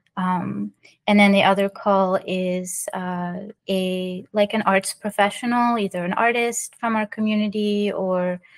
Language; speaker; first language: English; early bilingual, other home language; French